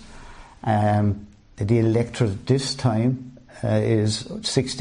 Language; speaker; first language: English; native; English